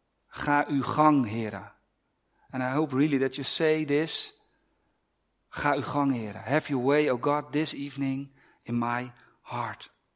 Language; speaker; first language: English; non-native, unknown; Dutch